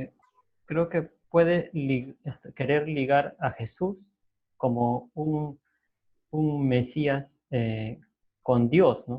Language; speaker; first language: Spanish; native; Spanish